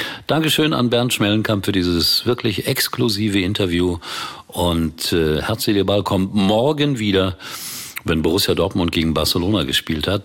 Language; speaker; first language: German; native; German